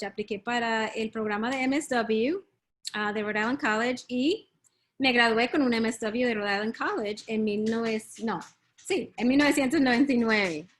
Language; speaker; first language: Spanish; early bilingual, heritage; Spanish